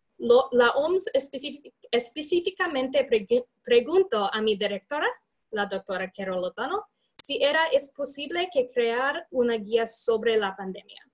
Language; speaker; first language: Spanish; non-native, fluent; English